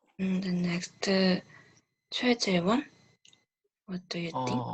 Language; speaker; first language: English; non-native, learner; Korean